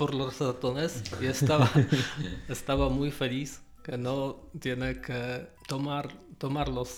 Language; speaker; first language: Spanish; non-native, learner; Polish